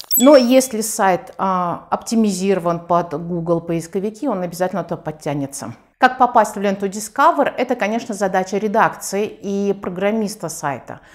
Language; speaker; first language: Russian; non-native, local second language; Tajik